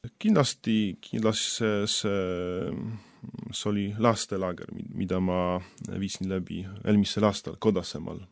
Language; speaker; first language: Estonian; non-native, fluent; Polish